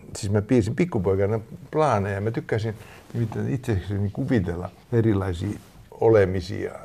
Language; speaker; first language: Finnish; native; Finnish